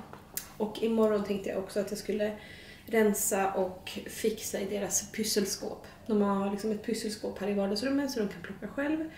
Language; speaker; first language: Swedish; native; Swedish